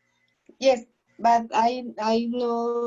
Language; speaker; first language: English; non-native, learner; Spanish